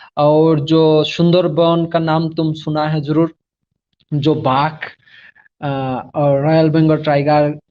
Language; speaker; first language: Hindi; non-native, learner; Bangla